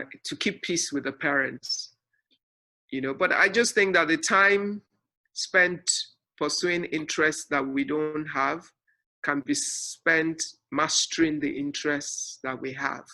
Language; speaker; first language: English; non-native, local second language; Yoruba